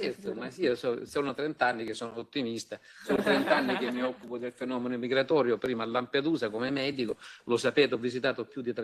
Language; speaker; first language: Italian; native; Italian